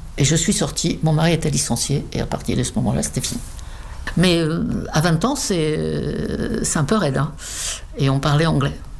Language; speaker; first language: French; non-native, fluent; Czech